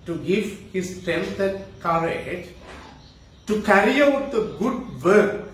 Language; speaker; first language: English; non-native, local second language; Tamil